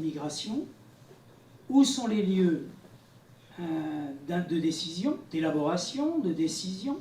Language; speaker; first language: French; native; French